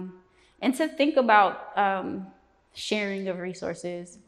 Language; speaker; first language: English; native; English